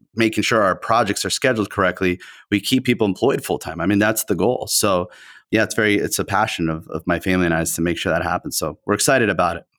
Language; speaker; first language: English; early bilingual, other home language; Spanish